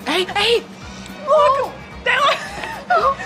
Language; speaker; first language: Chinese; non-native, fluent; English